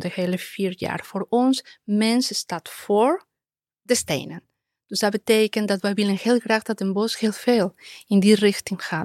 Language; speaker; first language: Dutch; non-native, fluent; Spanish